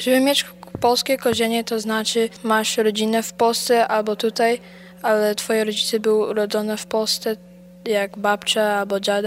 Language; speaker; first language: Polish; early bilingual, heritage; Polish